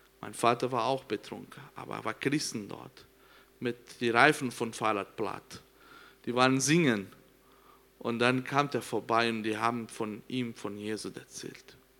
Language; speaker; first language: German; non-native, learner; Portuguese